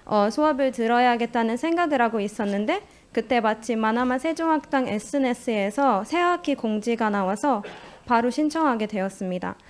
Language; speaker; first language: Korean; non-native, fluent; Arabic